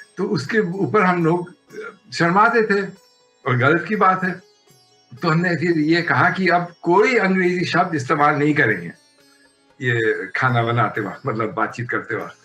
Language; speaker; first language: Hindi; native; Hindi